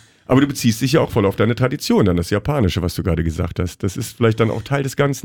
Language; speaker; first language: German; native; German